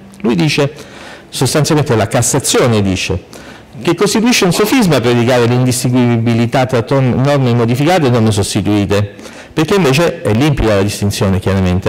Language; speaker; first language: Italian; native; Italian